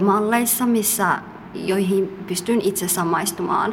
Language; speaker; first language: Finnish; early bilingual, other home language; Somali